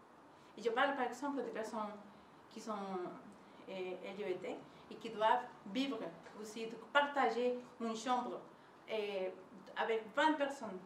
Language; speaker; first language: French; non-native, learner; Spanish